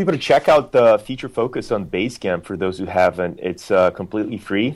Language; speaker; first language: English; non-native, fluent; Portuguese